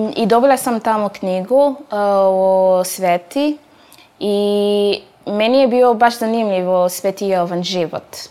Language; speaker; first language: Serbian; non-native, fluent; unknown